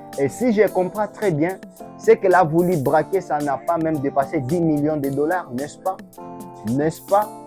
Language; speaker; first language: French; non-native, local second language; Swahili